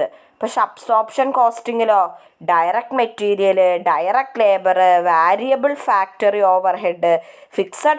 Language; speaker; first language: Malayalam; native; Malayalam